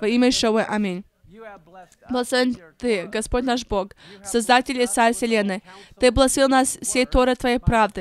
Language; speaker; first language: Russian; non-native, fluent; English